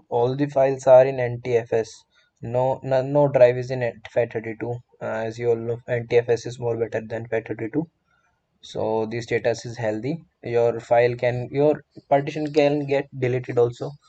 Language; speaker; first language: English; non-native, local second language; Hindi